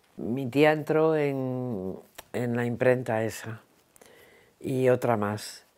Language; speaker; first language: Spanish; native; Spanish